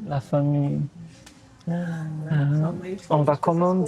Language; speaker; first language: French; non-native, fluent; Portuguese